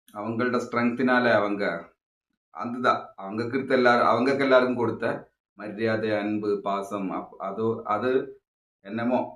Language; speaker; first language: Tamil; non-native, local second language; Malayalam